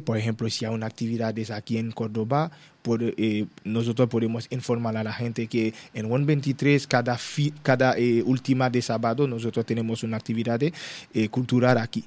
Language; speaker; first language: Spanish; non-native, learner; Haitian Creole